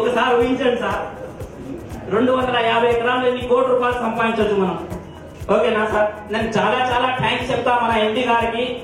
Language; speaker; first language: Telugu; non-native, local second language; Urdu